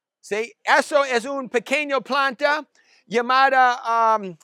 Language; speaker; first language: Spanish; non-native, learner; English